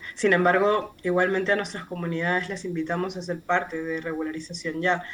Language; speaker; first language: Spanish; native; Spanish